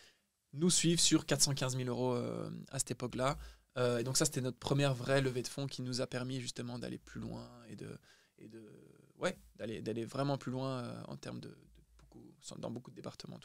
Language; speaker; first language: French; native; French